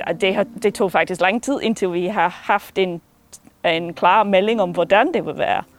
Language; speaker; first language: Danish; non-native, fluent; English